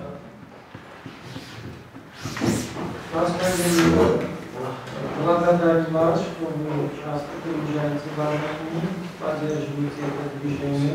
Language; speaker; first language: Russian; non-native, local second language; Armenian